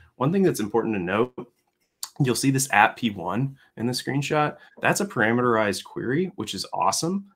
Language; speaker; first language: English; native; English